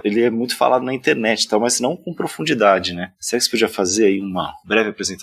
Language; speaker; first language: Portuguese; native; Portuguese